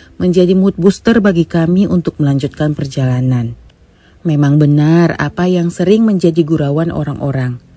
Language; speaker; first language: Indonesian; native; Indonesian